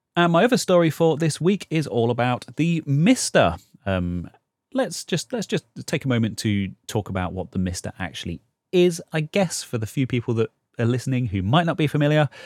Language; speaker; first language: English; native; English